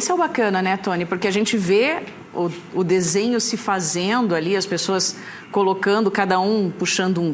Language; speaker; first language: Portuguese; native; Portuguese